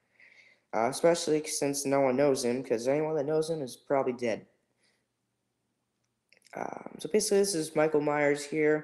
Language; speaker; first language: English; native; English